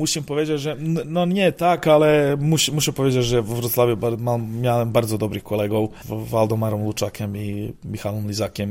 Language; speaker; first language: Polish; non-native, fluent; Serbian